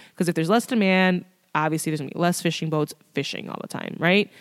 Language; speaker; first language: English; early bilingual, other home language; Thai